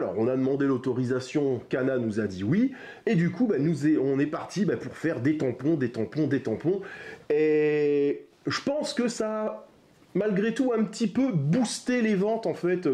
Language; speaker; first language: French; native; French